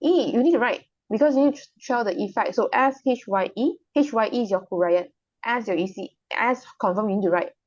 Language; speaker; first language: English; non-native, local second language; Chinese